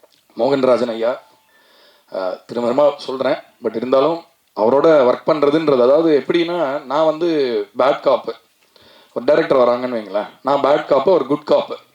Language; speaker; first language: Tamil; native; Tamil